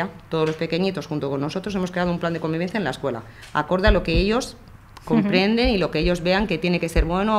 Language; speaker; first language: Spanish; native; Spanish